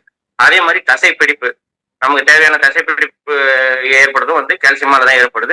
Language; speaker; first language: Tamil; native; Tamil